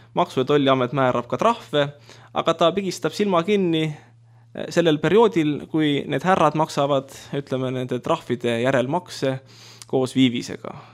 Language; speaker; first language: Estonian; native; Estonian